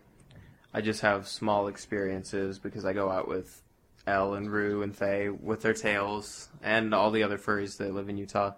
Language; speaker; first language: English; native; English